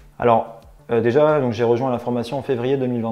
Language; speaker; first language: French; native; French